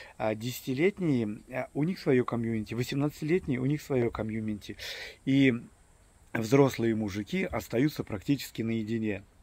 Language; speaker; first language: Russian; native; Russian